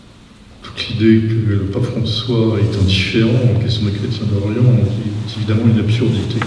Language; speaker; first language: French; native; French